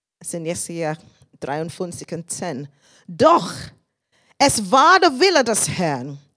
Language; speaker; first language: German; non-native, fluent; English